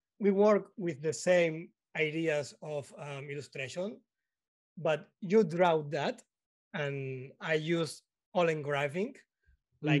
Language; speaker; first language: English; non-native, learner; Spanish